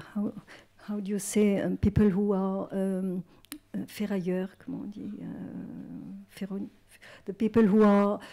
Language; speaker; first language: English; non-native, fluent; French